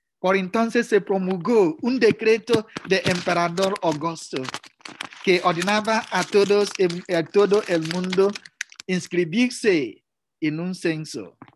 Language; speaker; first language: Spanish; non-native, fluent; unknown